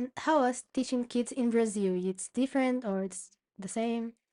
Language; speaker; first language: English; non-native, learner; Portuguese